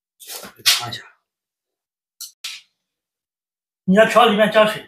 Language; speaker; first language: Chinese; native; Chinese